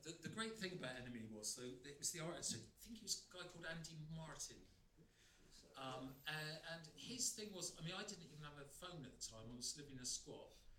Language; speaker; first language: English; native; English